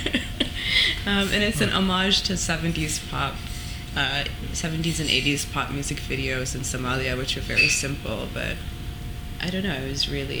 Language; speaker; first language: English; native; English